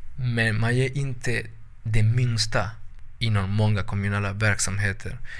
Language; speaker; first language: Swedish; non-native, fluent; Spanish